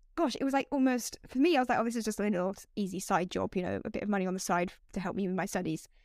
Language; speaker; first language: English; native; English